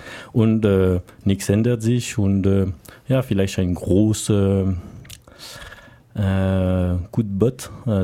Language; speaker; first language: German; non-native, learner; French